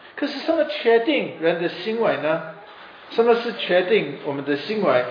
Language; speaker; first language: Chinese; non-native, fluent; English